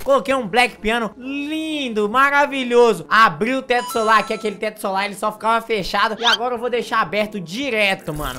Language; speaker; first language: Portuguese; native; Portuguese